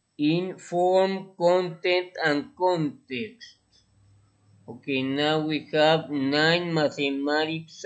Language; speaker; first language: English; non-native, fluent; Spanish